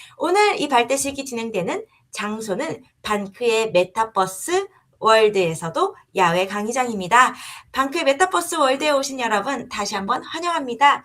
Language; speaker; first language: Korean; native; Korean